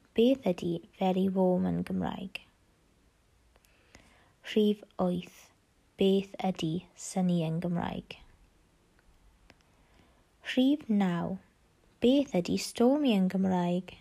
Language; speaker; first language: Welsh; non-native, learner; English